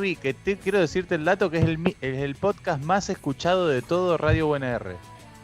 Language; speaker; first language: Spanish; native; Spanish